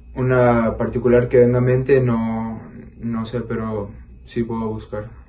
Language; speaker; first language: Spanish; early bilingual, heritage; Spanish